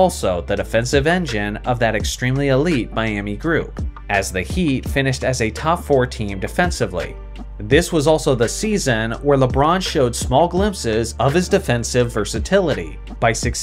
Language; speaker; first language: English; native; English